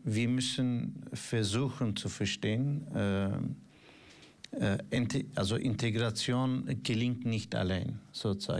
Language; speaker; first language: German; non-native, fluent; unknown